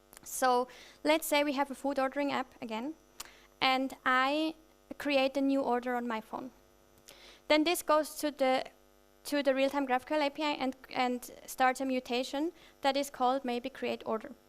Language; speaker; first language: English; non-native, fluent; German